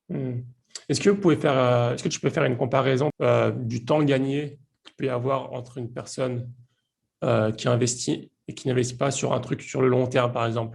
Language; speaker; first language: French; native; French